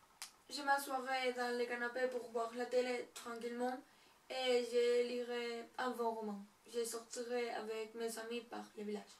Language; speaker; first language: French; non-native, learner; Spanish